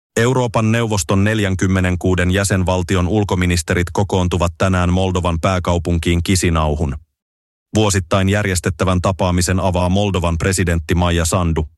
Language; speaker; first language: Finnish; native; Finnish